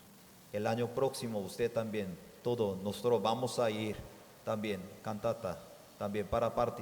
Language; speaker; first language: Spanish; non-native, fluent; Korean